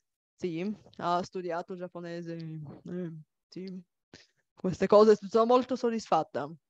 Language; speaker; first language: Italian; non-native, fluent; Bulgarian